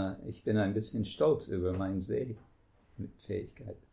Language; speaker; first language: German; non-native, fluent; English